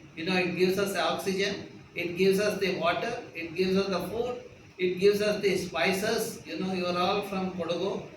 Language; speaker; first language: English; non-native, local second language; Kannada